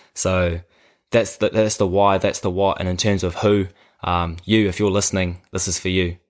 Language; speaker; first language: English; native; English